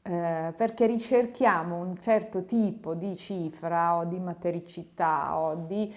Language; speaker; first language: Italian; non-native, fluent; Serbian